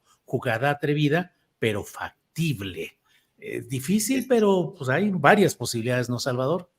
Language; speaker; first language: Spanish; native; Spanish